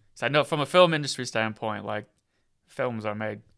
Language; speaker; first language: English; native; English